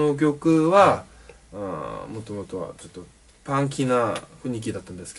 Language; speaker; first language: Japanese; non-native, learner; Korean